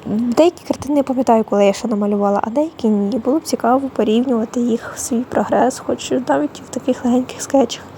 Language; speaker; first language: Ukrainian; non-native, local second language; Russian